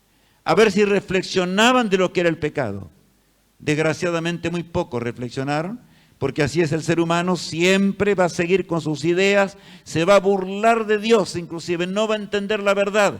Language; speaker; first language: Spanish; native; Spanish